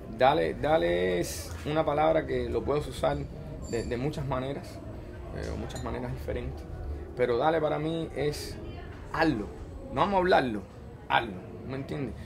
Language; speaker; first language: Spanish; early bilingual, heritage; Spanish